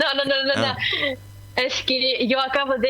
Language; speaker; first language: Spanish; non-native, fluent; Russian